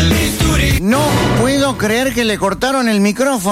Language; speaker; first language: Spanish; native; Spanish